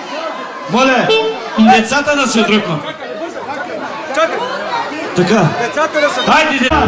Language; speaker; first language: Bulgarian; non-native, local second language; Turkish